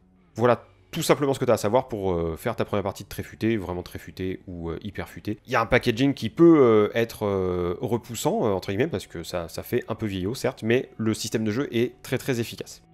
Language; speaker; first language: French; native; French